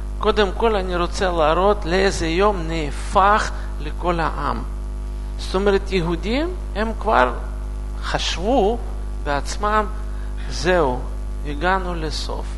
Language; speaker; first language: Hebrew; non-native, learner; Russian